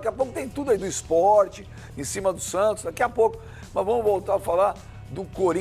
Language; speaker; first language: Portuguese; native; Portuguese